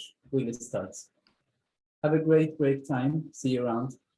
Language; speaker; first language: English; non-native, fluent; Turkish